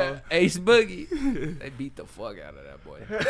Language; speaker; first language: English; native; English